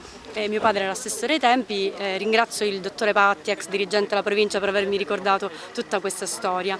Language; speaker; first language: Italian; native; Italian